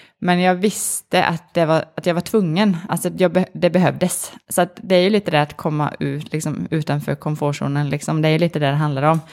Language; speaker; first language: Swedish; native; Swedish